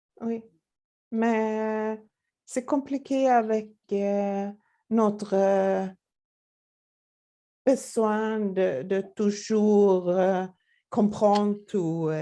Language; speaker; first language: French; non-native, learner; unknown